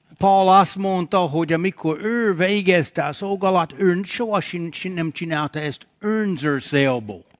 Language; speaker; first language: Hungarian; non-native, fluent; English